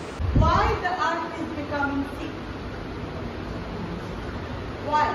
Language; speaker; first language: English; non-native, local second language; Bangla